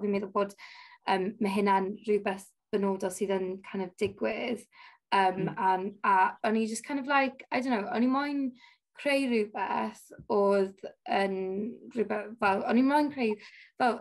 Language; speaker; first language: Welsh; non-native, local second language; English